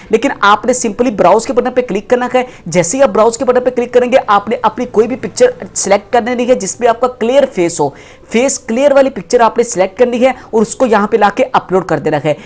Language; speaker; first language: Urdu; non-native, local second language; Punjabi